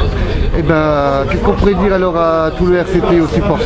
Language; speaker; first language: French; native; French